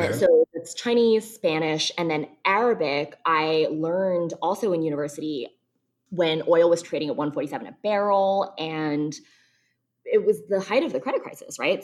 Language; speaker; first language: English; early bilingual, other home language; Chinese